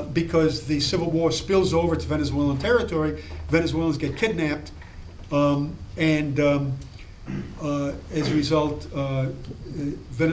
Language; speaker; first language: English; native; English